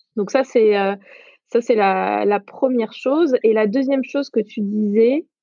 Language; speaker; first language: French; non-native, local second language; Arabic